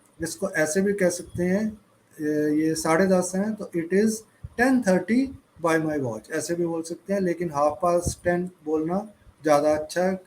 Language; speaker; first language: Hindi; native; Hindi